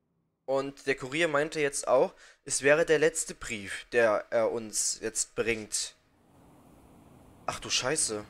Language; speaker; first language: German; native; German